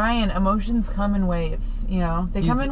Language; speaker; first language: English; native; English